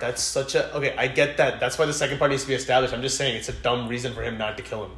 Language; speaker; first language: English; early bilingual, other home language; Telugu